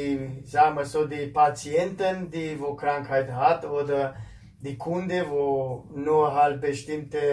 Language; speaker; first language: German; non-native, fluent; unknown